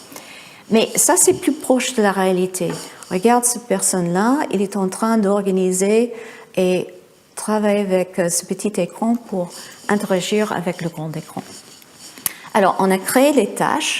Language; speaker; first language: French; non-native, fluent; English